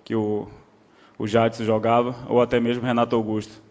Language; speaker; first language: Portuguese; native; Portuguese